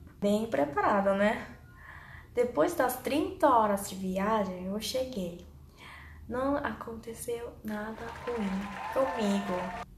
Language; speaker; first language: Portuguese; non-native, learner; Korean